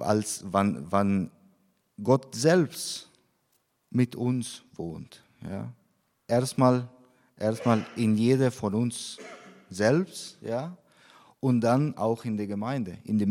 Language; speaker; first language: German; non-native, fluent; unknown